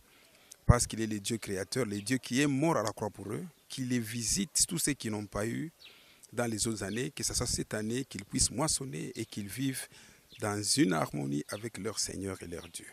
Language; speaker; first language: French; non-native, local second language; Lingala